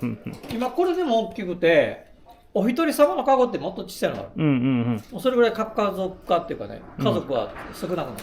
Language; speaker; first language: Japanese; native; Japanese